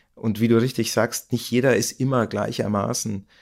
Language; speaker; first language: German; native; German